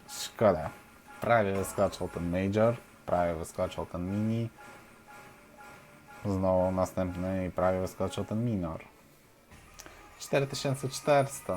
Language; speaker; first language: Polish; non-native, fluent; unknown